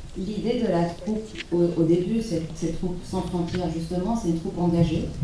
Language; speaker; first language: French; non-native, local second language; Arabic